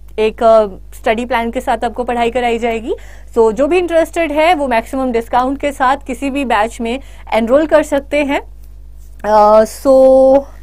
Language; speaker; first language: Hindi; native; Hindi